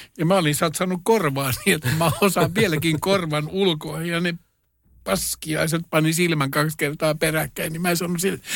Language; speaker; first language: Finnish; non-native, local second language; Swedish